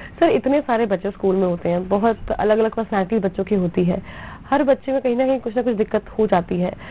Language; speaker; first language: Hindi; native; Hindi